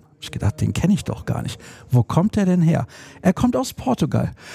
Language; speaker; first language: German; native; German